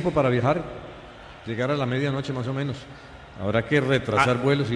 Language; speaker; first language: Spanish; native; Spanish